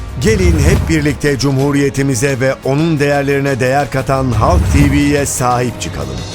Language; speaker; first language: Turkish; native; Turkish